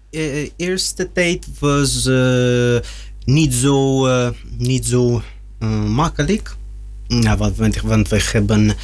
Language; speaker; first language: Dutch; non-native, learner; Russian